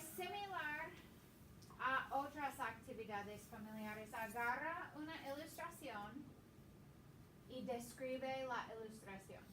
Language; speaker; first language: Spanish; non-native, fluent; English